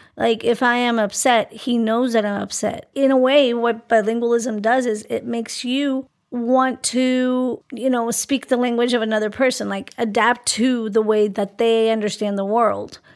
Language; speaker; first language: English; early bilingual, other home language; Spanish